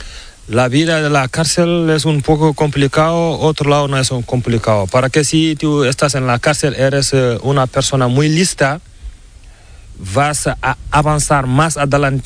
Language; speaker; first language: Spanish; non-native, learner; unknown